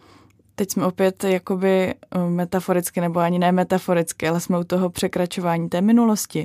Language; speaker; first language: Czech; native; Czech